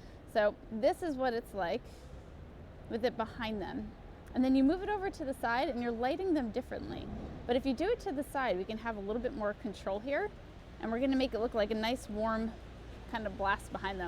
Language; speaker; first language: English; native; English